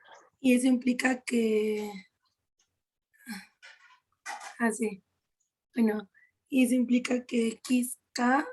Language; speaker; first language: Spanish; native; Spanish